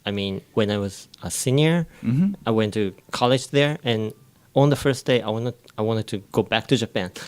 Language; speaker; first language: English; non-native, fluent; Japanese